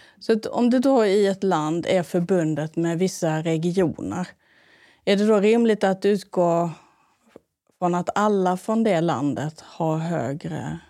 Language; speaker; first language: Swedish; native; Swedish